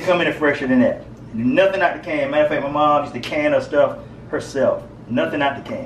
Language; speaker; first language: English; native; English